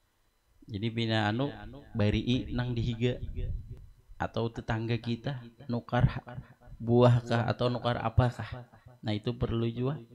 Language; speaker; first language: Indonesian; non-native, local second language; Banjar